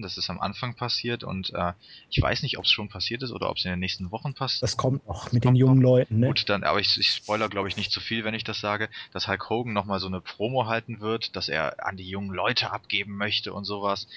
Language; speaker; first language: German; native; German